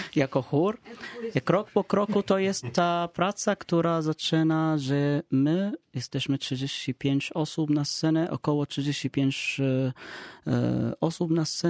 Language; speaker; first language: Polish; non-native, learner; Arabic